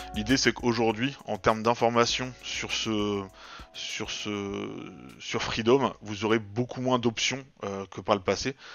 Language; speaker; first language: French; native; French